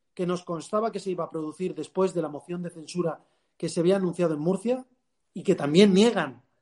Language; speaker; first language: Spanish; native; Spanish